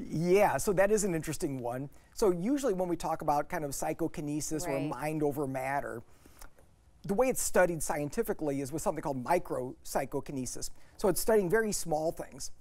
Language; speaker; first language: English; native; English